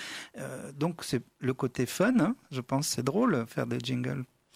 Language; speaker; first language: French; native; French